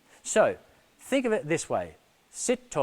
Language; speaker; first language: English; native; English